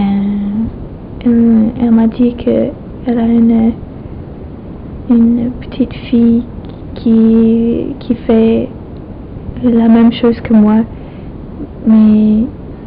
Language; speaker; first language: French; non-native, fluent; English